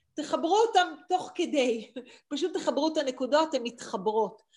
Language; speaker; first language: Hebrew; native; Hebrew